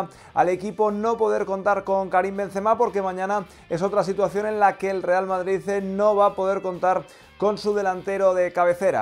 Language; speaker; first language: Spanish; native; Spanish